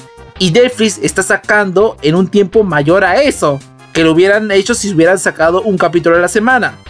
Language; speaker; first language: Spanish; native; Spanish